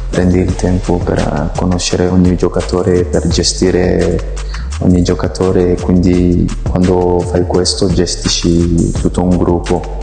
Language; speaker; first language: Italian; non-native, fluent; French